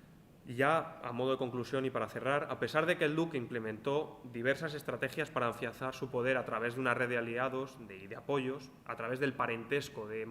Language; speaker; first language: Spanish; native; Spanish